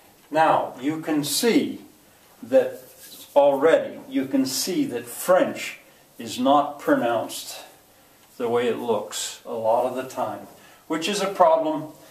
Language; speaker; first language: English; native; English